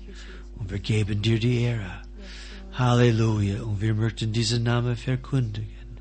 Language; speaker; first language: German; non-native, fluent; English